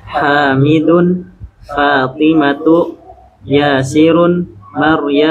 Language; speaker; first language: Arabic; non-native, learner; Indonesian